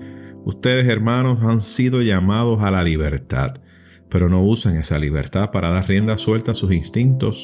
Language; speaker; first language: Spanish; native; Spanish